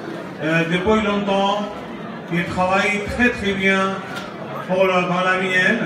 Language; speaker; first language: French; non-native, learner; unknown